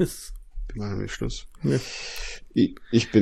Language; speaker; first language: German; non-native, fluent; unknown